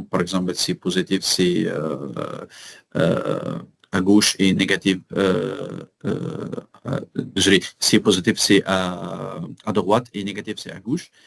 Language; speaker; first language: French; non-native, learner; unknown